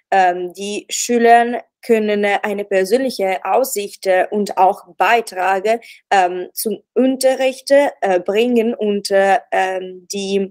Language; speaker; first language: German; non-native, learner; Italian